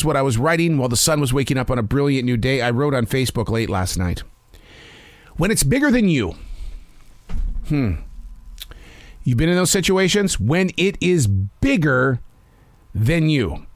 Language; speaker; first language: English; native; English